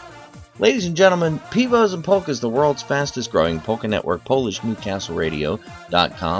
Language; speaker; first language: English; native; English